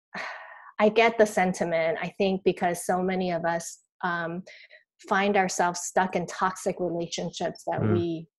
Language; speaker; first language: English; early bilingual, other home language; Chinese